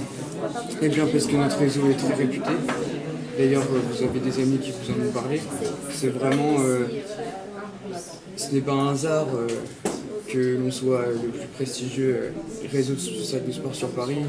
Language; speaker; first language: French; native; French